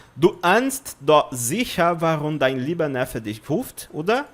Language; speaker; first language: German; non-native, fluent; Portuguese